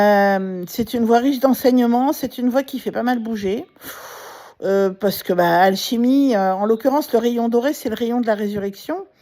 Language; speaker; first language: French; native; French